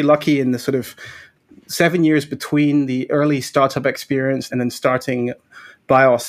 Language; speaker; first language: English; native; English